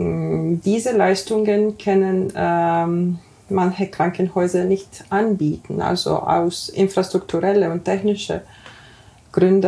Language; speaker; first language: German; non-native, fluent; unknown